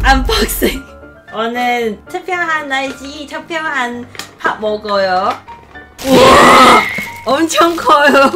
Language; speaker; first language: Korean; non-native, learner; Cantonese